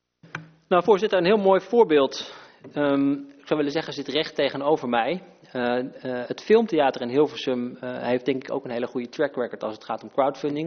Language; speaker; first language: Dutch; native; Dutch